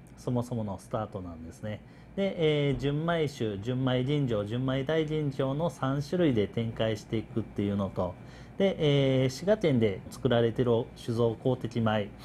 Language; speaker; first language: Japanese; native; Japanese